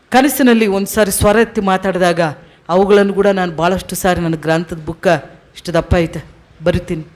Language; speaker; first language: Kannada; non-native, local second language; Telugu